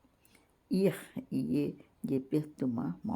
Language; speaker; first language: French; non-native, learner; Sinhala